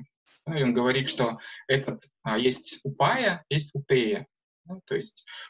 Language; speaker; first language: Russian; native; Russian